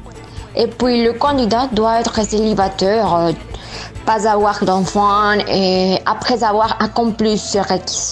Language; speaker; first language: French; non-native, learner; Spanish